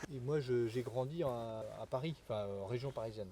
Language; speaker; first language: French; native; French